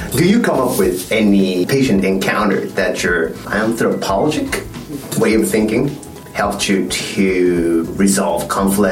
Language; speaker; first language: English; non-native, fluent; Japanese